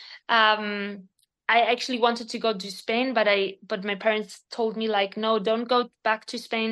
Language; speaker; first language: English; non-native, fluent; Spanish